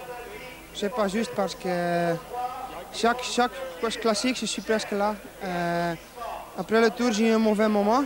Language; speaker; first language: French; non-native, local second language; Dutch